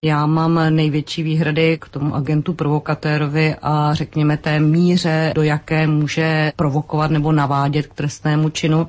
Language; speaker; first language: Czech; native; Czech